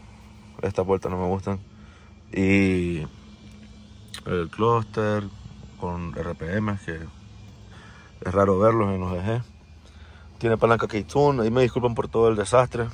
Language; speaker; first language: Spanish; native; Spanish